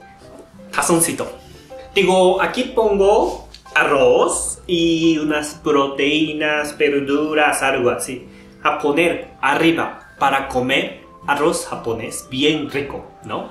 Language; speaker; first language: Spanish; non-native, fluent; Japanese